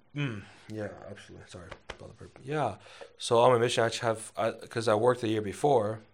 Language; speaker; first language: English; early bilingual, other home language; Chinese